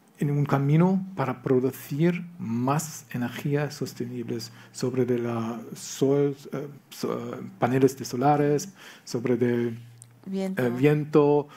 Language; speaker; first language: Spanish; non-native, learner; German